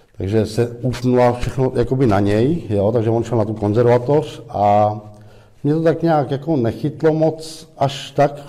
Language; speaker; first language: Czech; native; Czech